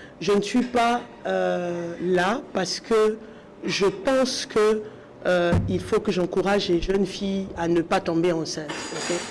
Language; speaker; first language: French; non-native, local second language; Lingala